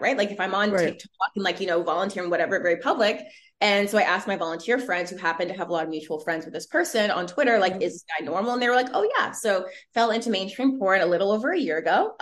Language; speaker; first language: English; native; English